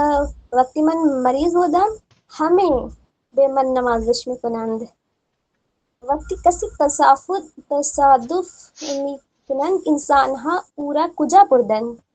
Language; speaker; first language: Persian; non-native, learner; Urdu